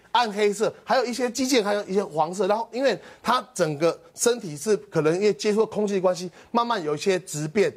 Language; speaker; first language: Chinese; native; Chinese